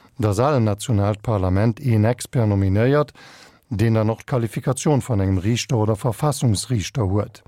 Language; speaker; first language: Luxembourgish; native; Luxembourgish